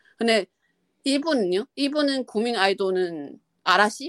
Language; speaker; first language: Korean; non-native, fluent; Chinese